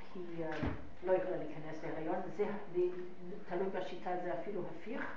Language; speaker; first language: Hebrew; non-native, fluent; English